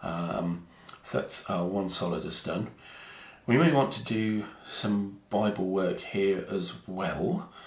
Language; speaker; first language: English; native; English